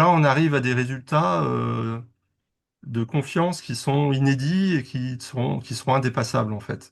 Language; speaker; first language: French; native; French